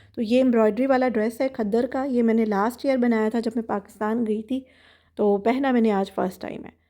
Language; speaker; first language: Urdu; native; Urdu